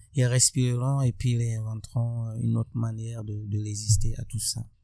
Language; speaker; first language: French; non-native, local second language; Mossi